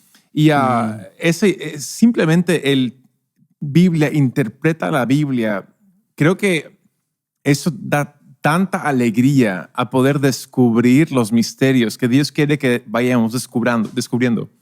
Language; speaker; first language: Spanish; non-native, local second language; English